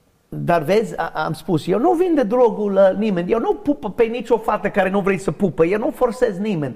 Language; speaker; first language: Romanian; non-native, learner; English